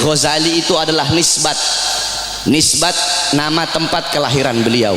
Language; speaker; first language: Indonesian; native; Indonesian